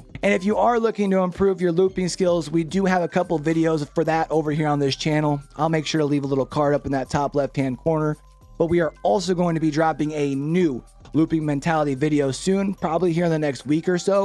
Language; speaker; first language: English; native; English